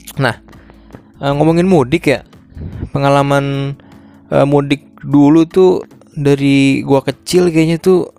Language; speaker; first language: Indonesian; native; Indonesian